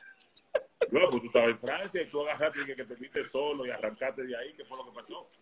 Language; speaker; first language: Spanish; native; Spanish